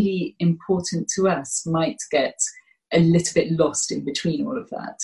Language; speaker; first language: English; native; English